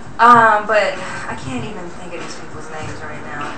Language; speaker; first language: English; native; English